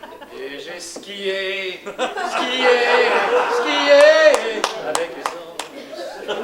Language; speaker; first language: French; native; French